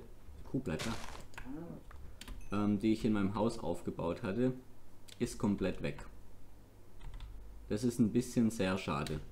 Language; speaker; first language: German; native; German